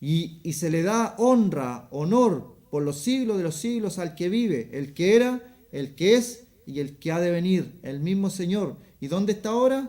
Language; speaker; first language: Spanish; native; Spanish